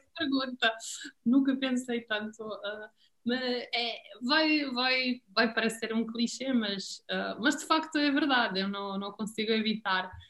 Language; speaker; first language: Portuguese; non-native, fluent; Serbian